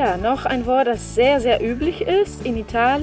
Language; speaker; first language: German; non-native, fluent; Italian